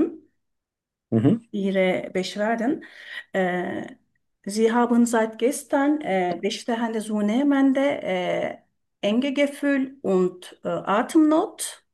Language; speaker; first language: German; non-native, learner; Turkish